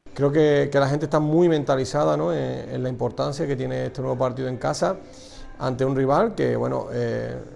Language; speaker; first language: Spanish; native; Spanish